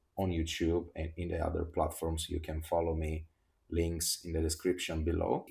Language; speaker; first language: English; non-native, fluent; Italian